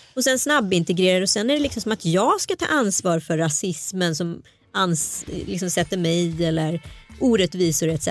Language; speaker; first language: Swedish; early bilingual, other home language; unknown